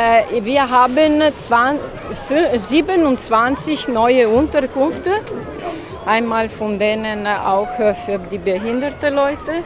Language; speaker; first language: German; non-native, learner; Italian